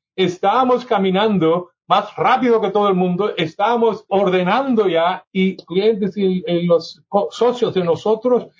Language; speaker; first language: Spanish; native; Spanish